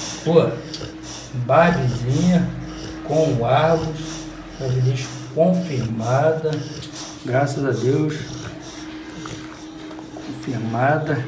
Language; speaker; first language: Portuguese; native; Portuguese